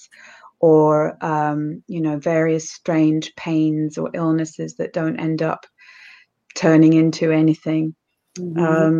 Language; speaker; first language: English; native; English